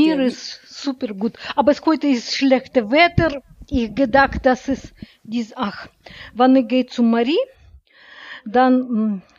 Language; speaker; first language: German; non-native, learner; Russian